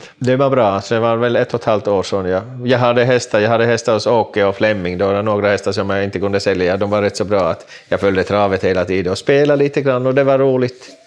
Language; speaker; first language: Swedish; non-native, local second language; Finnish